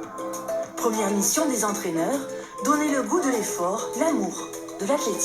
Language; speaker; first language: French; native; French